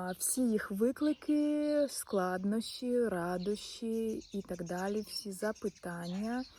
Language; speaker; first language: Ukrainian; non-native, local second language; Russian